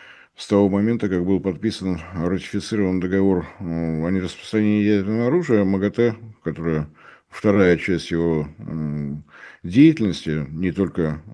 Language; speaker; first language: Russian; native; Russian